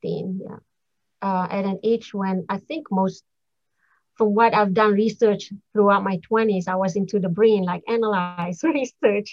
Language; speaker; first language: English; non-native, local second language; Malay